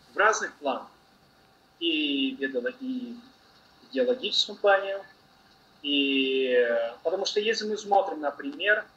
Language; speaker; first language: Russian; non-native, fluent; Portuguese